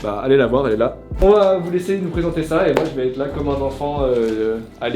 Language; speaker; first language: French; native; French